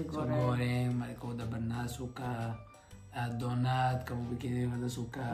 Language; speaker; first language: Indonesian; non-native, learner; Arabic